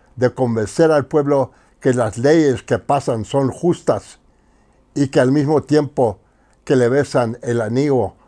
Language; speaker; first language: Spanish; early bilingual, heritage; Spanish